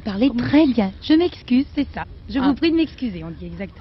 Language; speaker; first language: French; native; French